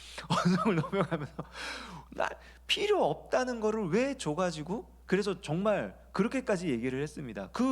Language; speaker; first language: Korean; native; Korean